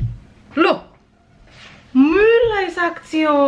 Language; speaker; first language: German; non-native, learner; Indonesian